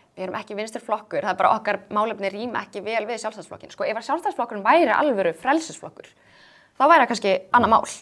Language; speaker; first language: Icelandic; early bilingual, other home language; Kurdish